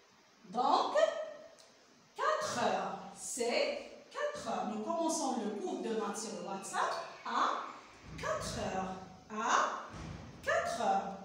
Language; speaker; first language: French; non-native, local second language; Arabic